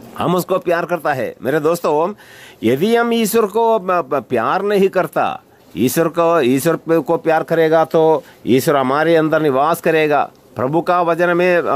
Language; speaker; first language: Hindi; non-native, local second language; Malayalam